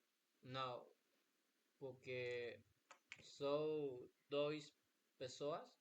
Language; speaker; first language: Portuguese; non-native, learner; Spanish